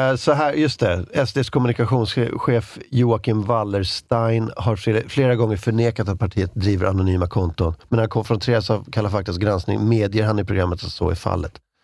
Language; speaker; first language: Swedish; native; Swedish